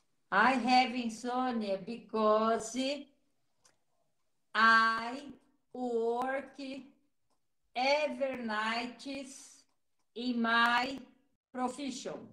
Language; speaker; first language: English; non-native, learner; Portuguese